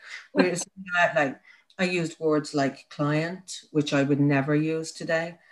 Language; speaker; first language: English; native; English